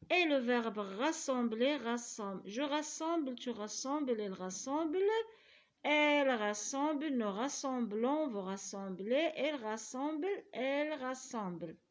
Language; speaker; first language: French; non-native, local second language; Arabic